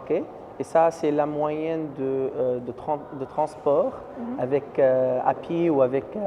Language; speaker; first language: French; non-native, learner; Arabic